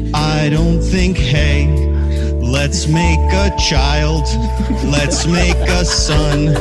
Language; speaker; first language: English; native; English